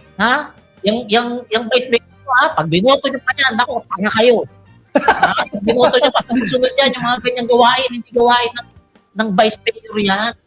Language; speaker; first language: Filipino; non-native, local second language; Iloko